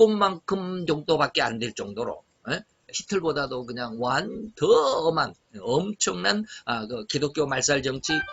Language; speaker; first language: Korean; native; Korean